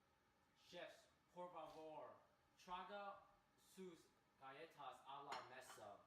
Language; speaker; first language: Spanish; non-native, learner; English